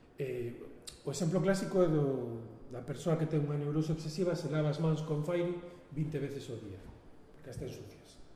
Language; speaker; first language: Galician; non-native, local second language; Spanish